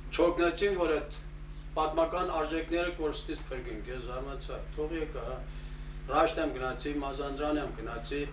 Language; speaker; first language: Armenian; early bilingual, heritage; Armenian